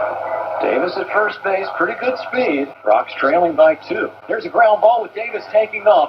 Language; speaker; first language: English; native; English